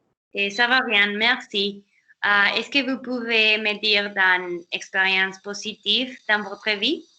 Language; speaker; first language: French; non-native, learner; Spanish